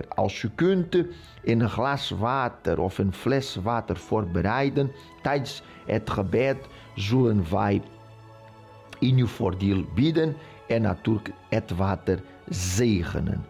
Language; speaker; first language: Dutch; non-native, local second language; Portuguese